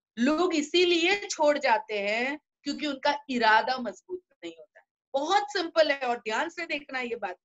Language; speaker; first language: Hindi; non-native, local second language; Gujarati